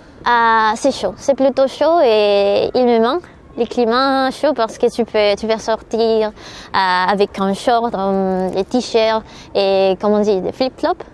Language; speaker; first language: French; non-native, learner; Spanish